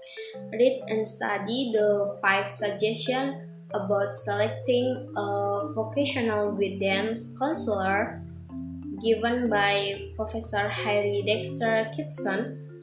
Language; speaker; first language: English; non-native, fluent; Indonesian